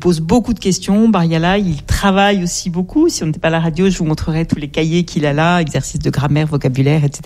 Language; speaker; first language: French; native; French